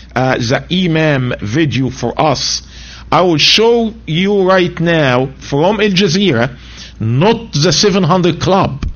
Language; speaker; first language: English; non-native, fluent; Arabic